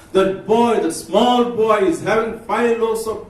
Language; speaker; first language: English; non-native, local second language; Telugu